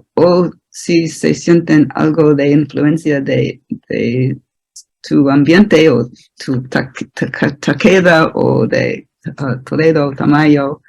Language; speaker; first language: Spanish; non-native, fluent; English